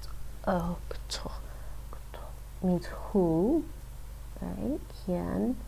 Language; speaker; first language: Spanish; non-native, learner; English